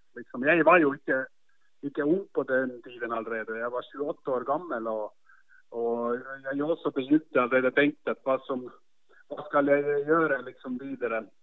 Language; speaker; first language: Norwegian; non-native, fluent; Estonian